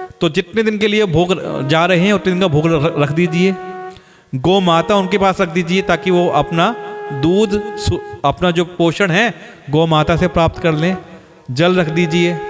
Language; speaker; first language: Hindi; native; Hindi